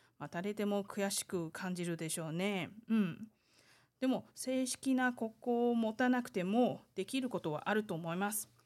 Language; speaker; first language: Japanese; non-native, fluent; Chinese